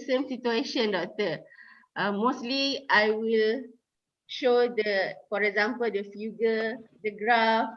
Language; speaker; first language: English; non-native, local second language; Malay